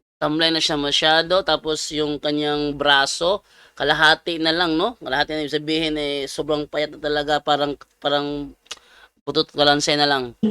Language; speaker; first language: Filipino; non-native, local second language; Cebuano